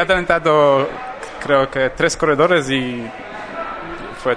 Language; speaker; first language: Spanish; non-native, learner; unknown